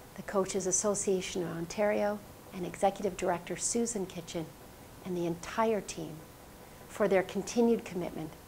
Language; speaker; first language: English; native; English